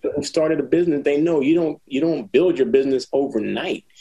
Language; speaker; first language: English; native; English